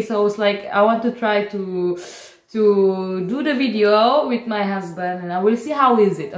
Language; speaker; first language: English; non-native, local second language; Malay